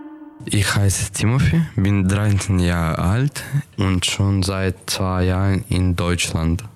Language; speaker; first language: German; early bilingual, other home language; Ukrainian